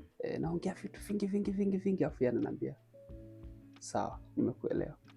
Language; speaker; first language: Swahili; native; Swahili